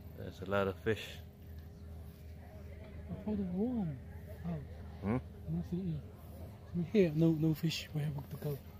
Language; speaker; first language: English; non-native, learner; Filipino